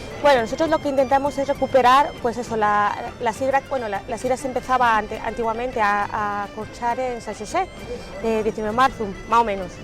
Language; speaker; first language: Spanish; native; Spanish